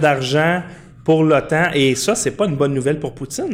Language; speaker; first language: French; native; French